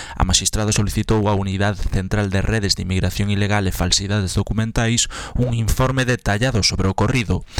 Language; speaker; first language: Galician; native; Galician